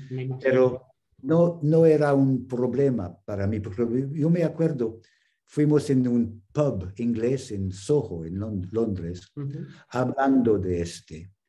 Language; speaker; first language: Spanish; non-native, fluent; English